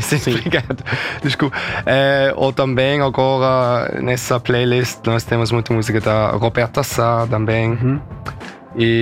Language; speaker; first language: Portuguese; early bilingual, heritage; German